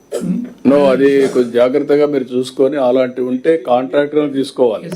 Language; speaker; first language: Telugu; native; Telugu